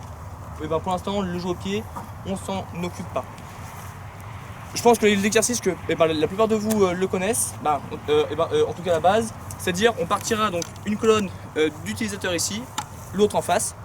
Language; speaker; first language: French; native; French